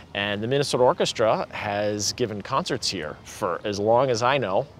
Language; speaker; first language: English; native; English